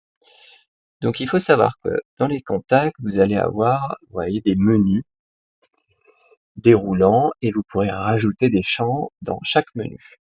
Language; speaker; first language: French; native; French